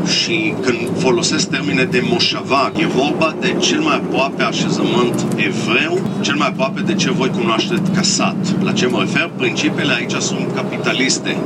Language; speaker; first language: Romanian; early bilingual, heritage; Romanian